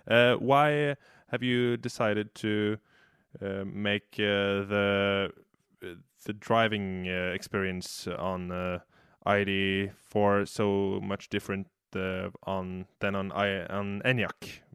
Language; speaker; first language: English; non-native, fluent; Norwegian